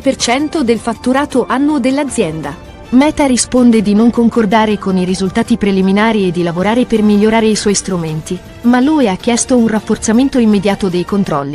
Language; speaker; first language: Italian; native; Italian